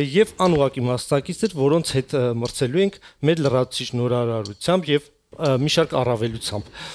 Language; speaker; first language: Armenian; native; Armenian